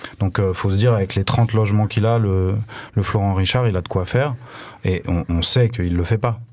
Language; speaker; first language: French; native; French